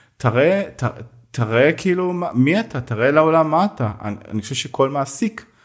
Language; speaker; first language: Hebrew; native; Hebrew